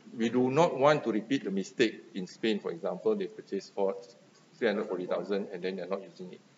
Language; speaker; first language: English; non-native, local second language; Malay